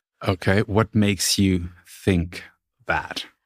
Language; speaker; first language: English; non-native, fluent; German